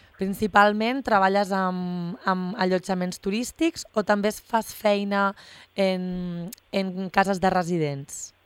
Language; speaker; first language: Catalan; native; Catalan